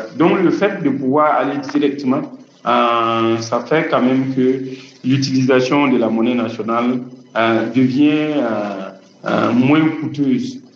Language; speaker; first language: French; non-native, local second language; Mossi